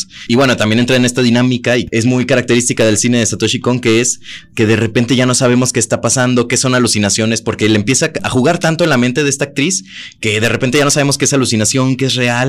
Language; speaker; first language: Spanish; native; Spanish